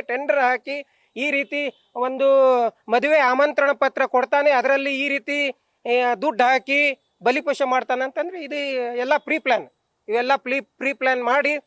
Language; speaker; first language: Kannada; non-native, local second language; Lambadi